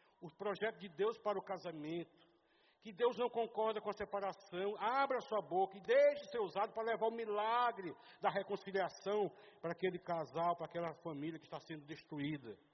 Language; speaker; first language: Portuguese; native; Portuguese